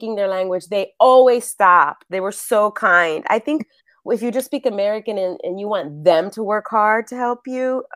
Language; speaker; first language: English; early bilingual, other home language; Spanish